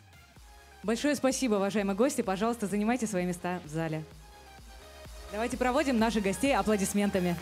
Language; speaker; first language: Russian; native; Russian